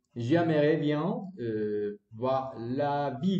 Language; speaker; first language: French; non-native, learner; Spanish